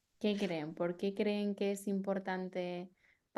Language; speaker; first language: Spanish; native; Spanish